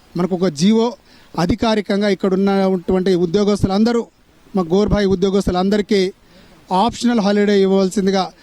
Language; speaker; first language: Telugu; non-native, local second language; Lambadi